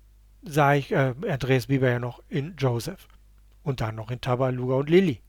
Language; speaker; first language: German; native; German